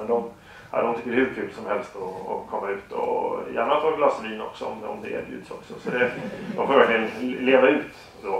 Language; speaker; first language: Swedish; native; Swedish